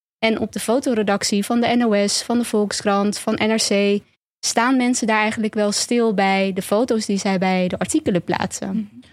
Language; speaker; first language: Dutch; early bilingual, other home language; Turkish